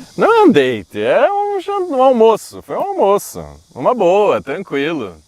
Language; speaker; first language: Portuguese; native; Portuguese